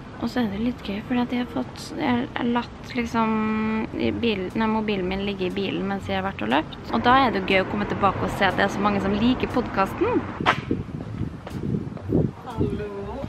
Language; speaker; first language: Norwegian; native; Norwegian